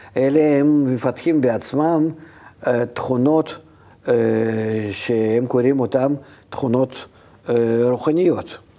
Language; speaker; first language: Hebrew; non-native, fluent; Russian